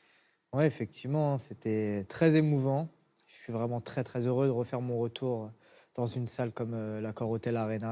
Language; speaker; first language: French; native; French